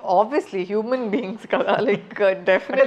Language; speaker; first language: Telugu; non-native, fluent; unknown